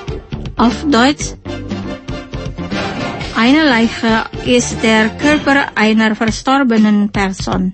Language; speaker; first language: German; non-native, fluent; Indonesian